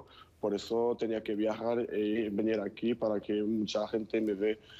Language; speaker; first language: Spanish; non-native, fluent; French